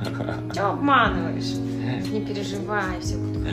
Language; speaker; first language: Russian; native; Russian